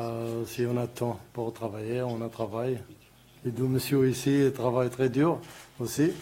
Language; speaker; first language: French; non-native, learner; Arabic